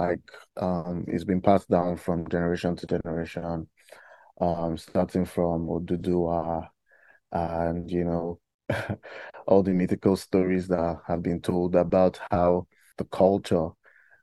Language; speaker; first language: English; non-native, local second language; Yoruba